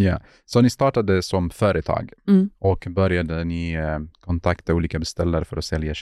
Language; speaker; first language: Swedish; non-native, fluent; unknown